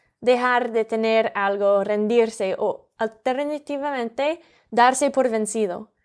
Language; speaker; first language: Spanish; non-native, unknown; English